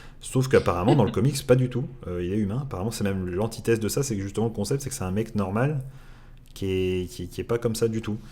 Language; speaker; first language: French; native; French